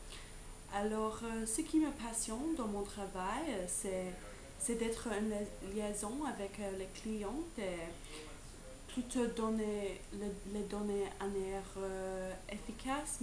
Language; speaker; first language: French; non-native, learner; English